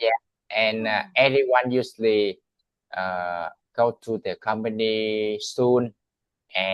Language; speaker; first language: English; non-native, learner; Vietnamese